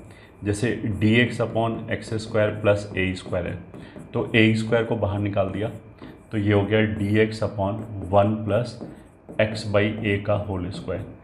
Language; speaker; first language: Hindi; native; Hindi